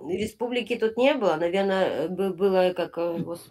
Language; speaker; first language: Russian; native; Russian